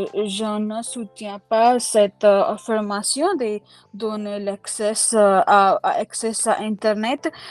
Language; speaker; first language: French; non-native, learner; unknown